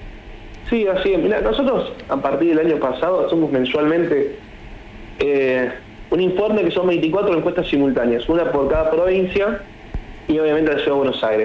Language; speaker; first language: Spanish; native; Spanish